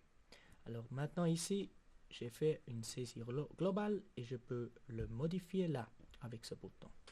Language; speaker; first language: French; non-native, local second language; German